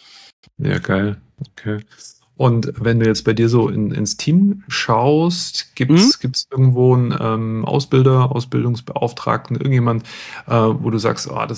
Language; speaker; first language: German; native; German